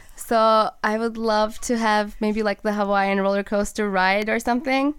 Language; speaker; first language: English; non-native, fluent; Turkish